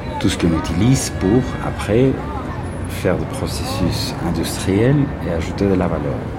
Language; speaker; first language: French; non-native, fluent; Spanish